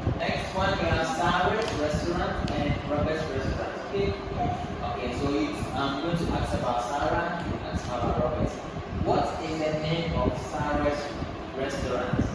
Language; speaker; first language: English; non-native, fluent; Vietnamese